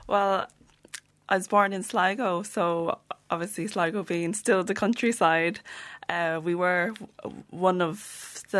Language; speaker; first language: English; early bilingual, other home language; Vietnamese